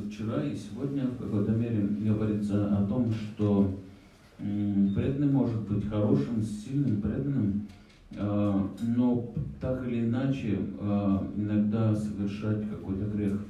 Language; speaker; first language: Russian; native; Russian